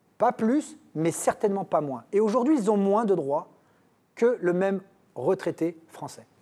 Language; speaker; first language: French; native; French